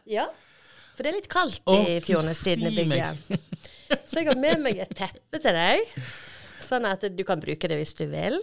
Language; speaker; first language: Norwegian; native; Norwegian